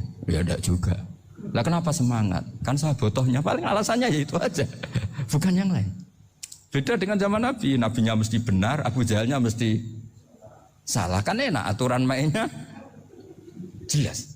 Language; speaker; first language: Indonesian; non-native, local second language; Javanese